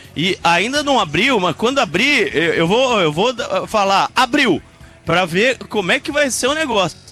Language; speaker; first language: Portuguese; native; Portuguese